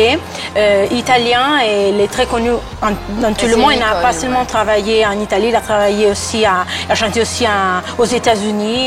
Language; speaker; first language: French; non-native, fluent; Italian